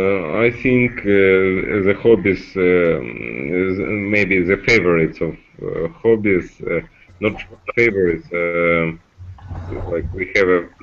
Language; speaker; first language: English; non-native, learner; Russian